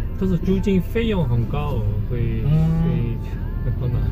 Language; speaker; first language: Chinese; non-native, fluent; Korean